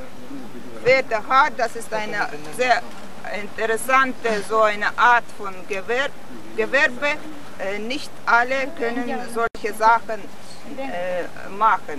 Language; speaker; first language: German; non-native, fluent; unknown